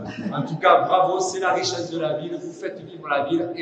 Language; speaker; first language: French; native; French